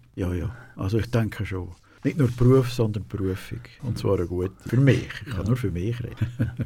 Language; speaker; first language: German; native; German